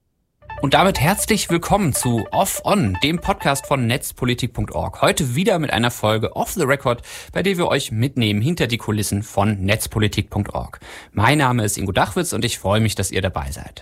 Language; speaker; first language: German; native; German